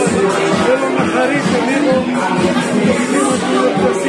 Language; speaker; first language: Greek; non-native, fluent; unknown